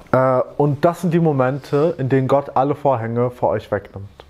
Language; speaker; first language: German; native; German